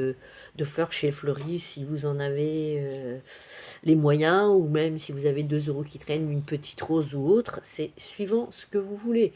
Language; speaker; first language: French; native; French